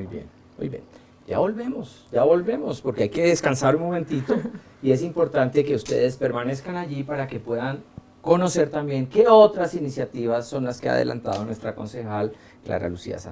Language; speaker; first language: Spanish; native; Spanish